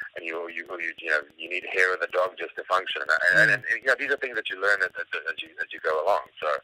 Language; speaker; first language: English; native; English